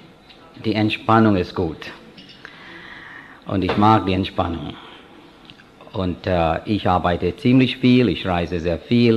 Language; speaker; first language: German; non-native, fluent; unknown